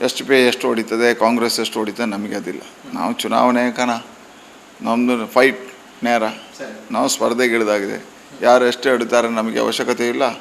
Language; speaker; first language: Kannada; non-native, local second language; Tulu